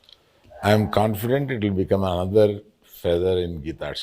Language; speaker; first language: Telugu; native; Telugu